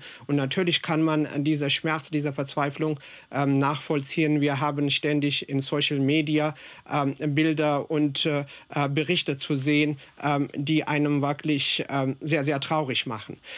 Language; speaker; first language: German; non-native, fluent; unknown